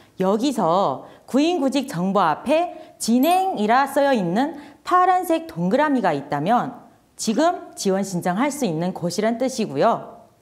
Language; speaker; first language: Korean; non-native, fluent; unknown